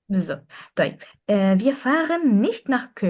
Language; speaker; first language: German; non-native, fluent; Arabic